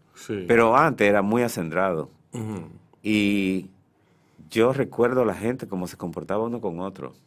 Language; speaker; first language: Spanish; native; Spanish